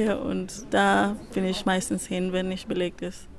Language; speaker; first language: German; non-native, fluent; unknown